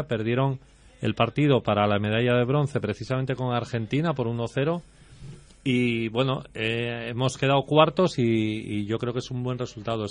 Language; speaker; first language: Spanish; native; Spanish